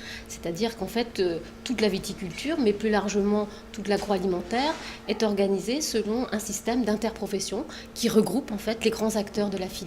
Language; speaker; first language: French; native; French